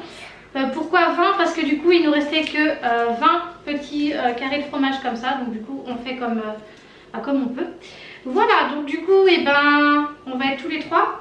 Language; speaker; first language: French; native; French